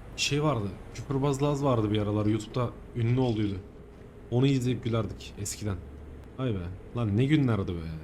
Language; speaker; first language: Turkish; native; Turkish